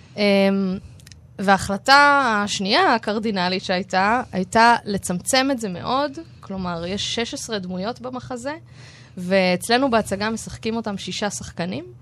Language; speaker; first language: Hebrew; native; Hebrew